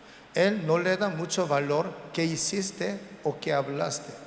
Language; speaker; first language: Spanish; non-native, learner; Korean